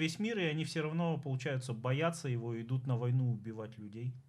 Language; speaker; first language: Russian; native; Russian